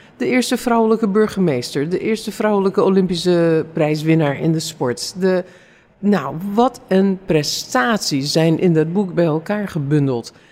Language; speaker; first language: Dutch; non-native, fluent; English